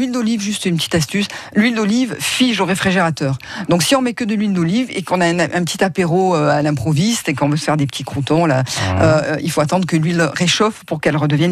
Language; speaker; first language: French; native; French